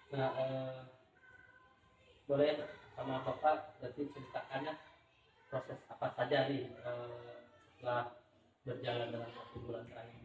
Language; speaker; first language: Indonesian; native; Indonesian